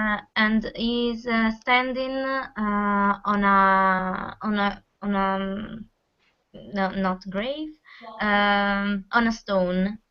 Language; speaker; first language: English; non-native, fluent; Italian